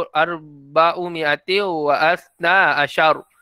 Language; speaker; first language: Arabic; non-native, fluent; Malay